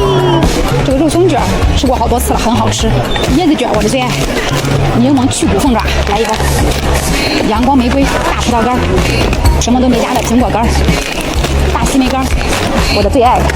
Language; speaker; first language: Chinese; native; Chinese